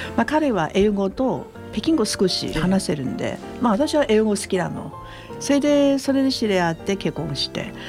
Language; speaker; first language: Japanese; non-native, fluent; Chinese